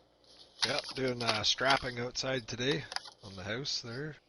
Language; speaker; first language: English; native; English